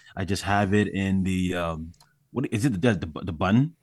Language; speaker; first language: English; early bilingual, other home language; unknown